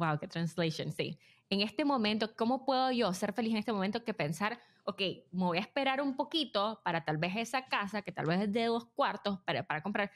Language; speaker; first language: Spanish; native; Spanish